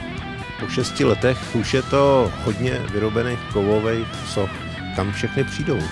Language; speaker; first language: Czech; native; Czech